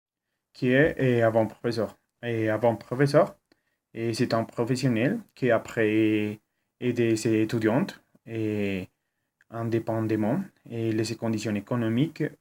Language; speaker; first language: French; non-native, learner; Spanish